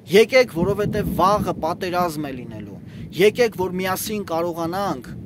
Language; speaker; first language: Armenian; native; Armenian